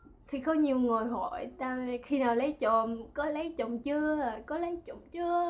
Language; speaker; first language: Vietnamese; non-native, learner; French